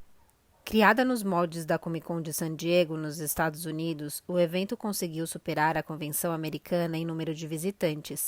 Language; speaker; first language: Portuguese; native; Portuguese